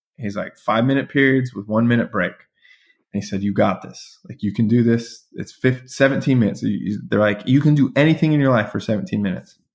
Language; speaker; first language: English; native; English